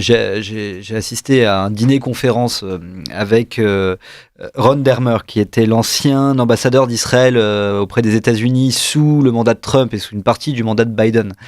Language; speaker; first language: French; native; French